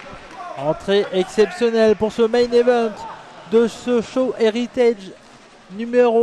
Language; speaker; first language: French; native; French